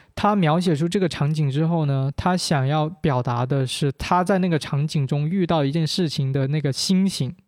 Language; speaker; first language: Chinese; non-native, local second language; Min Nan Chinese